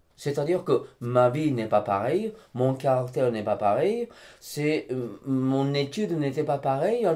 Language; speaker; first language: French; non-native, fluent; Japanese